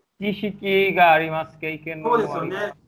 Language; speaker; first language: Japanese; non-native, learner; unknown